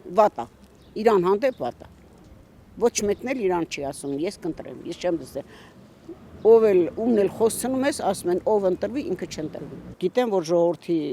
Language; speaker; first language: Armenian; native; Armenian